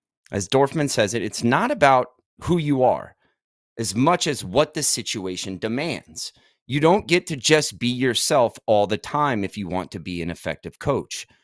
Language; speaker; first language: English; native; English